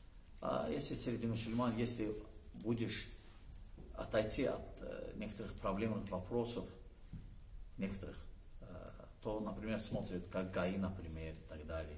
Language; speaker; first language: Russian; non-native, learner; Azerbaijani